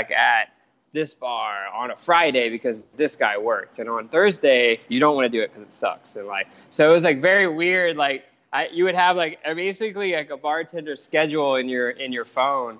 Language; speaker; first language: English; native; English